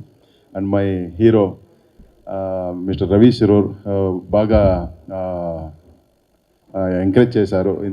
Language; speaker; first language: Telugu; non-native, learner; Kannada